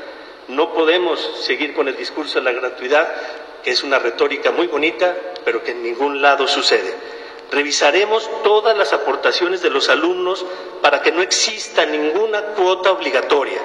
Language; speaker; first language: Spanish; native; Spanish